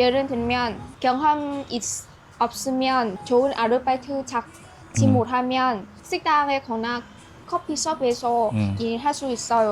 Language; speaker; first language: Korean; non-native, learner; Vietnamese